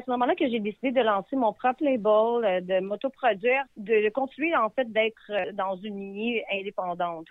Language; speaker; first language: French; native; French